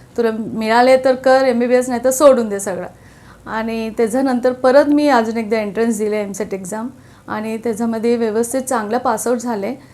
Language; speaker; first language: Marathi; non-native, local second language; Telugu